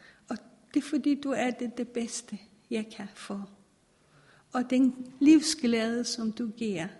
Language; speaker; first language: Danish; non-native, fluent; Persian